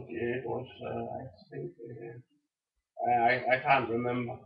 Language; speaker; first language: English; non-native, learner; Danish